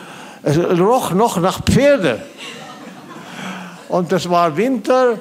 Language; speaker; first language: German; non-native, fluent; Swedish